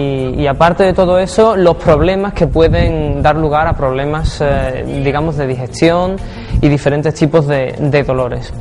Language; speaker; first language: Spanish; native; Spanish